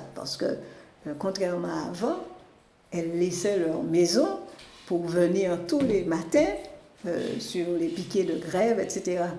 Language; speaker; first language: French; native; French